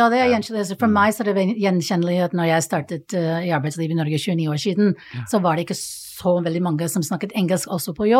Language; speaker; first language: Norwegian; non-native, fluent; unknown